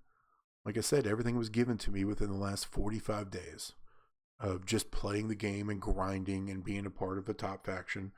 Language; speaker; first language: English; native; English